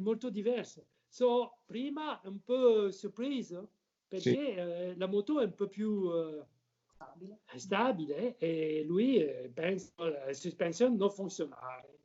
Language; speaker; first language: Italian; non-native, learner; French